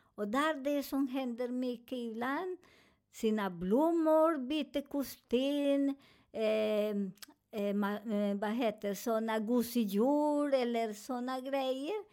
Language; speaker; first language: Swedish; non-native, learner; Spanish